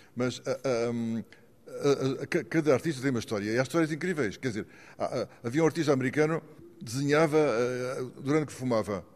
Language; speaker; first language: Portuguese; native; Portuguese